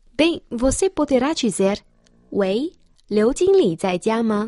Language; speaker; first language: Portuguese; non-native, fluent; Chinese